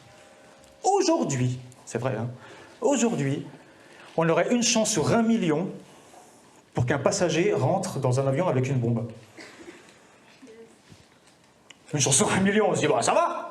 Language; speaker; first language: French; native; French